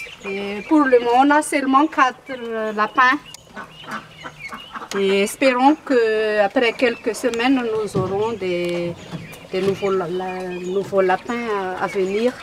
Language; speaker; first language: French; non-native, local second language; Malagasy